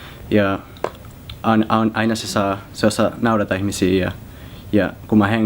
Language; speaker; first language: Finnish; non-native, fluent; Spanish